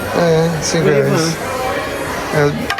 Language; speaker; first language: Portuguese; non-native, learner; Turkish